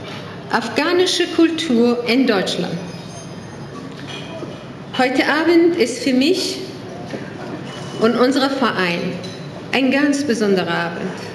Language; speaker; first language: German; non-native, fluent; Persian